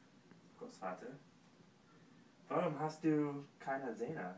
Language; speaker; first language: German; non-native, learner; English